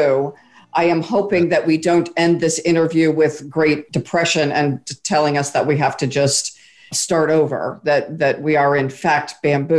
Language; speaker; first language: English; native; English